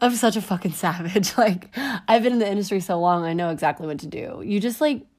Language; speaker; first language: English; native; English